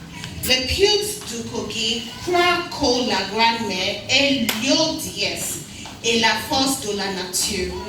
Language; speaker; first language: French; non-native, learner; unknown